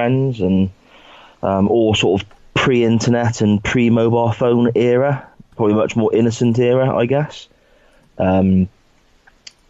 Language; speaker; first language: English; native; English